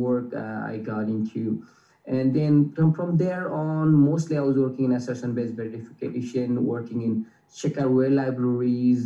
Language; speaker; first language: English; non-native, local second language; Assamese